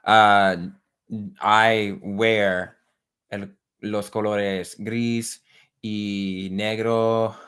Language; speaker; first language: Spanish; non-native, learner; English